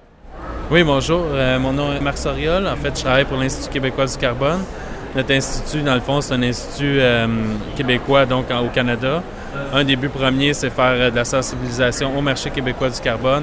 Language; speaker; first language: French; native; French